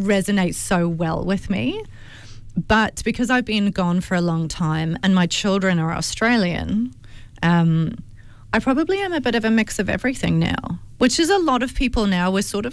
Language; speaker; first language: English; native; English